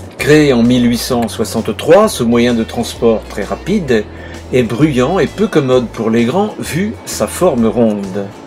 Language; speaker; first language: French; native; French